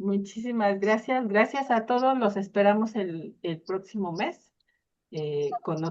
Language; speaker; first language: Spanish; native; Spanish